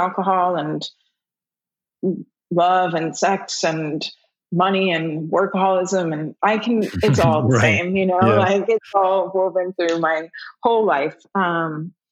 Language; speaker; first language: English; early bilingual, other home language; German